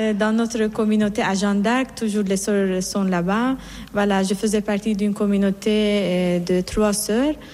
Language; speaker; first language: French; non-native, fluent; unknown